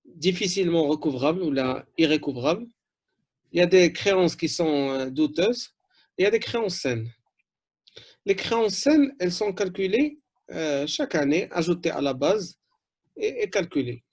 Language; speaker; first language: French; non-native, local second language; Arabic